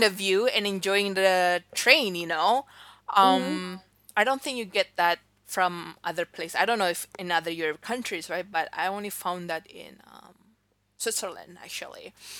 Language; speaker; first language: English; early bilingual, other home language; Indonesian